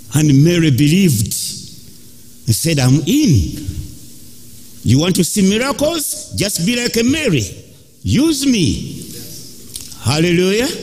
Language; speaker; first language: English; non-native, local second language; Ganda